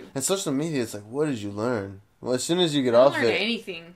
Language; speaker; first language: English; native; English